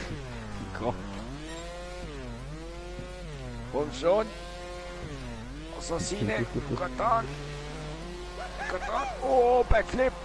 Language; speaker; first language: German; native; German